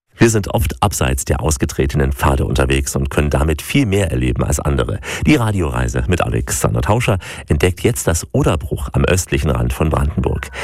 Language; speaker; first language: German; native; German